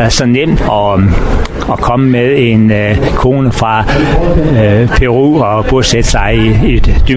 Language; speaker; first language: Danish; native; Danish